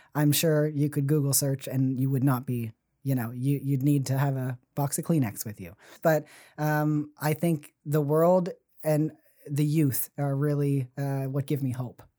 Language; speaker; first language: English; native; English